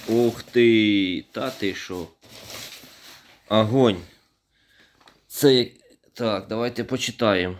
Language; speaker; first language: Ukrainian; native; Ukrainian